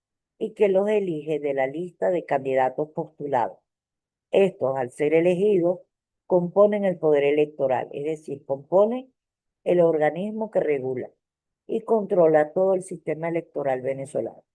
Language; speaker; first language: Spanish; native; Spanish